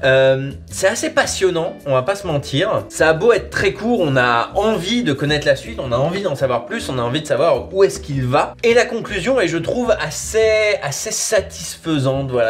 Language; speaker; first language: French; native; French